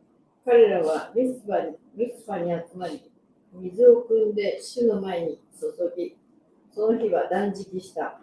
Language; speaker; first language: Japanese; native; Japanese